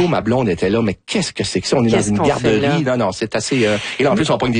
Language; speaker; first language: French; native; French